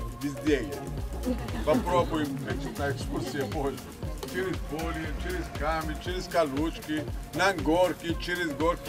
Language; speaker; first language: Russian; non-native, learner; Greek